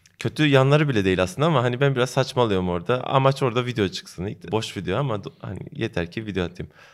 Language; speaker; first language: Turkish; early bilingual, heritage; Turkish